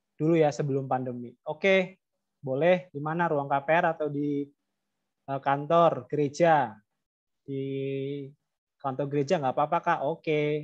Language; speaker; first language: Indonesian; native; Indonesian